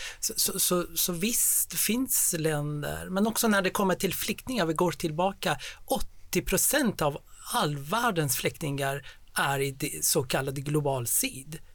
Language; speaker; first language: Swedish; non-native, fluent; Persian